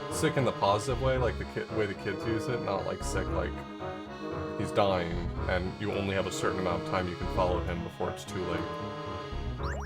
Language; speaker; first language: English; native; English